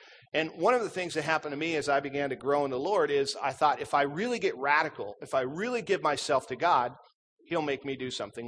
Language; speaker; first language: English; native; English